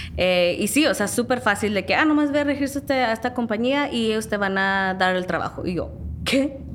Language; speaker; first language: Spanish; early bilingual, heritage; Spanish